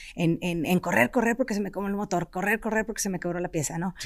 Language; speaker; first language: Spanish; native; Spanish